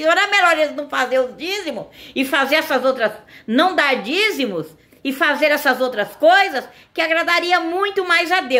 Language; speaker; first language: Portuguese; native; Portuguese